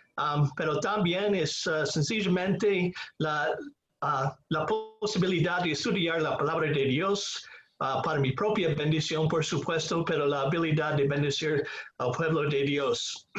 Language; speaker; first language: Spanish; non-native, fluent; English